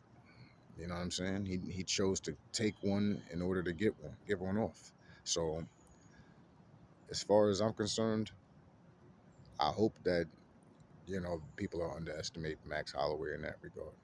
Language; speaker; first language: English; native; English